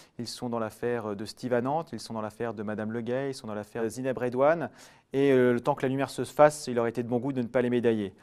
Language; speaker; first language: French; native; French